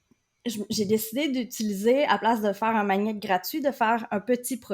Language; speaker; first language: French; native; French